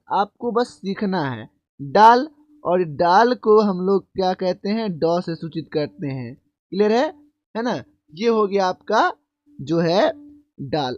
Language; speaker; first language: Hindi; native; Hindi